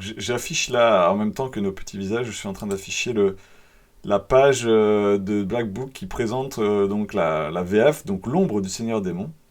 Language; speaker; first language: French; native; French